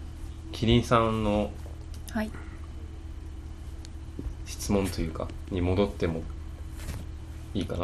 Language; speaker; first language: Japanese; native; Japanese